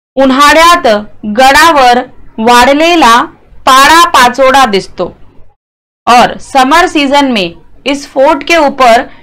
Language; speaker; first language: Hindi; non-native, local second language; Marathi